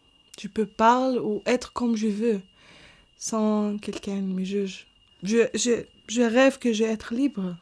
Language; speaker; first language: French; non-native, learner; Arabic